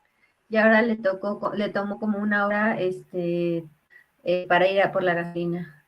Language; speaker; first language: Spanish; native; Spanish